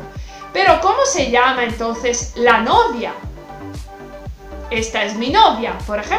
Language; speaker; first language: Spanish; non-native, fluent; Italian